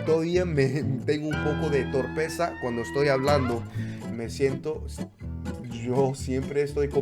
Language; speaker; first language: Spanish; non-native, fluent; English